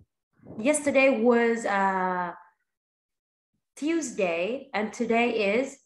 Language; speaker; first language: English; non-native, fluent; Vietnamese